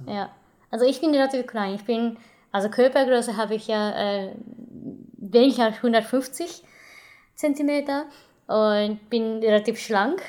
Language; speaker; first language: German; non-native, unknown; Japanese